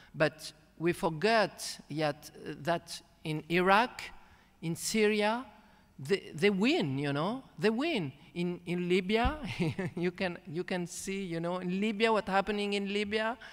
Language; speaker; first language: English; non-native, fluent; Arabic